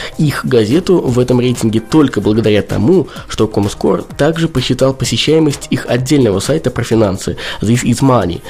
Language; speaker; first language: Russian; native; Russian